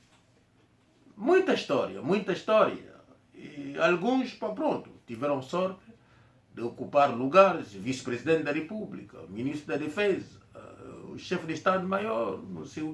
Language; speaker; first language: Portuguese; non-native, local second language; Kongo